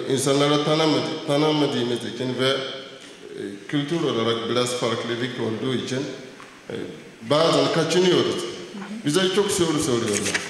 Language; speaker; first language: Turkish; non-native, fluent; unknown